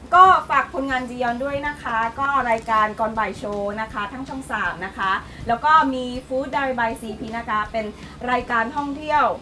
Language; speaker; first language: Thai; non-native, fluent; Korean